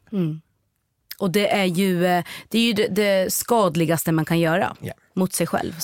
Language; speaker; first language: Swedish; native; Swedish